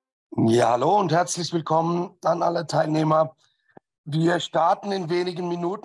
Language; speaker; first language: German; native; German